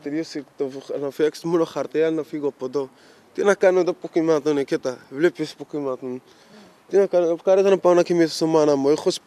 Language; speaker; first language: Greek; non-native, learner; Arabic